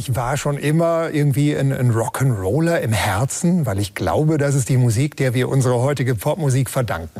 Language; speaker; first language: German; native; German